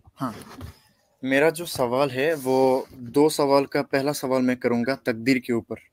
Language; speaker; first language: Hindi; non-native, fluent; Bangla